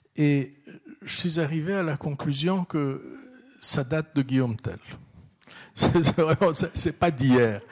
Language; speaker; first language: French; early bilingual, other home language; Turkish